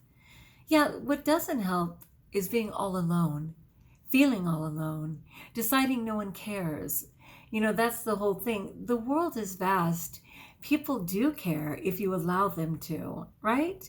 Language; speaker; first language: English; native; English